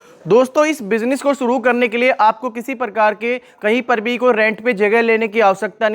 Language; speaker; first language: Hindi; native; Hindi